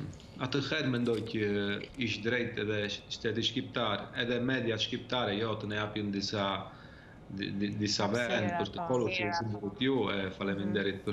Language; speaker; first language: Albanian; early bilingual, heritage; Albanian